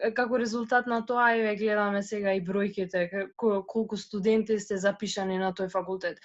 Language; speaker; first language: Macedonian; non-native, local second language; Albanian